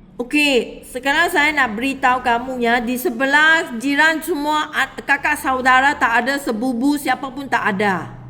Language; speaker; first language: Malay; non-native, local second language; Chinese